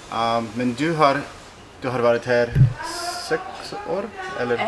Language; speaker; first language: Norwegian; non-native, learner; English